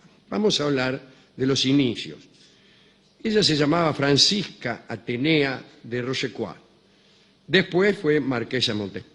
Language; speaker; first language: Spanish; native; Spanish